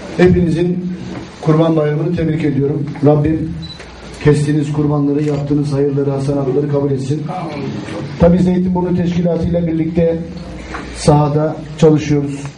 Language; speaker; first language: Turkish; native; Turkish